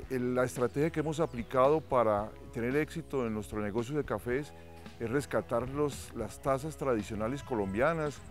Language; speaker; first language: Spanish; native; Spanish